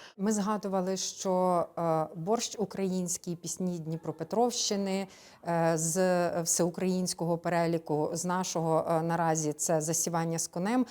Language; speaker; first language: Ukrainian; native; Ukrainian